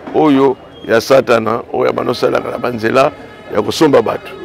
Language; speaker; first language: Lingala; non-native, local second language; Kongo